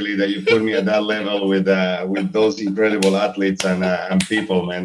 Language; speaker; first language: English; non-native, fluent; Spanish